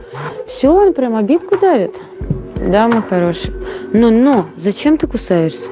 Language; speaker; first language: Russian; native; Russian